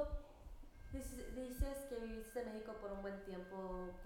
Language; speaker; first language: Spanish; early bilingual, heritage; Spanish